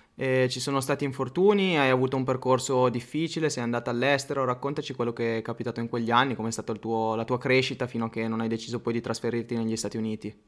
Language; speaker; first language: Italian; native; Italian